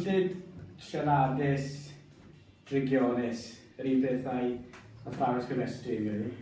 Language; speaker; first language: Welsh; native; Welsh